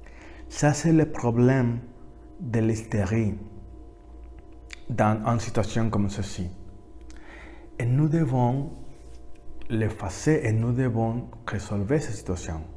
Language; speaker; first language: French; non-native, learner; Spanish